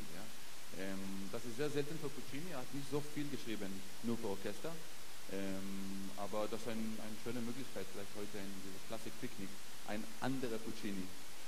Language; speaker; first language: German; non-native, fluent; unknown